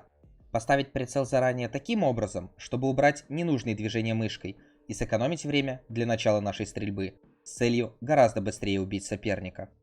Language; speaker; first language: Russian; native; Russian